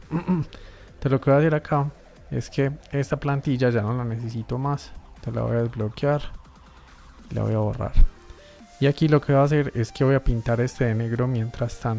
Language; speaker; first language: Spanish; native; Spanish